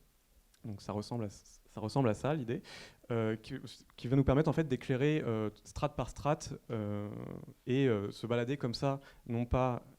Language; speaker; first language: French; native; French